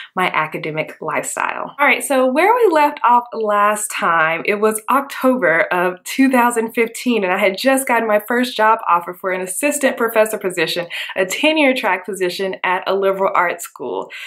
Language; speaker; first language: English; native; English